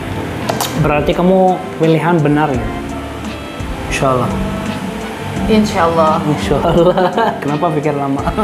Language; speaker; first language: Indonesian; non-native, learner; Arabic